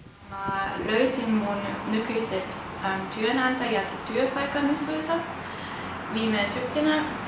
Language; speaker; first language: Finnish; non-native, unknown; German